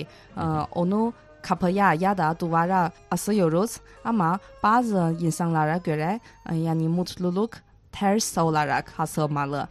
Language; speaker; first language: Turkish; non-native, fluent; Chinese